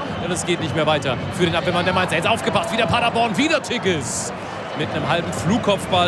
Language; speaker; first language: German; native; German